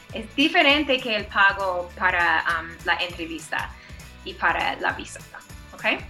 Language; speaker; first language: Spanish; non-native, fluent; English